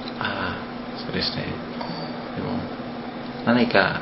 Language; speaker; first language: Japanese; non-native, learner; Indonesian